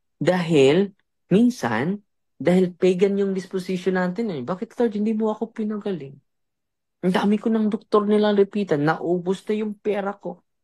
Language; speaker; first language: Filipino; non-native, local second language; Cebuano